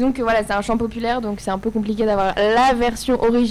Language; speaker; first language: French; native; French